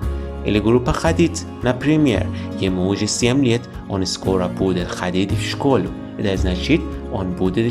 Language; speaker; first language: Russian; non-native, fluent; Persian